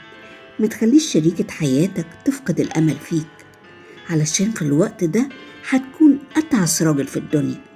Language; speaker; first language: Arabic; native; Arabic